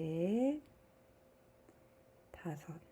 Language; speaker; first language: Korean; native; Korean